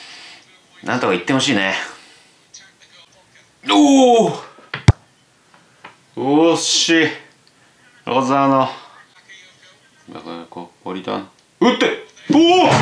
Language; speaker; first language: Japanese; native; Japanese